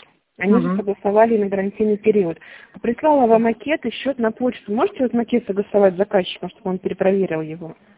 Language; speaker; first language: Russian; native; Russian